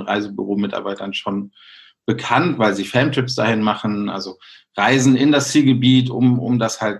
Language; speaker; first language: German; native; German